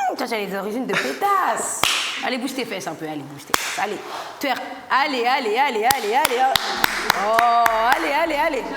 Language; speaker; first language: French; early bilingual, other home language; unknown